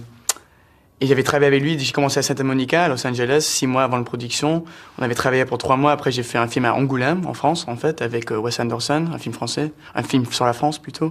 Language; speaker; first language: French; early bilingual, heritage; French